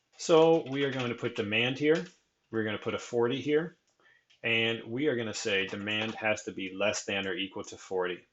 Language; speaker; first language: English; native; English